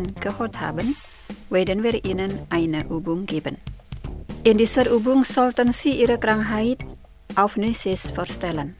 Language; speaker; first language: German; non-native, fluent; Indonesian